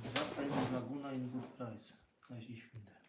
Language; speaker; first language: German; non-native, learner; Polish